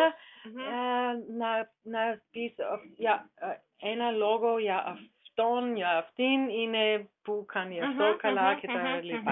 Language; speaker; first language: Greek; non-native, learner; German